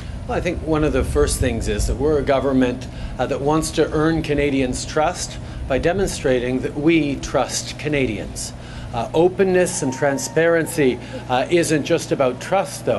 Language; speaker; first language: English; native; English